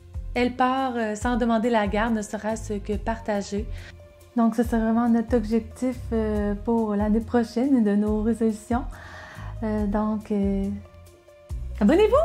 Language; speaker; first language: French; native; French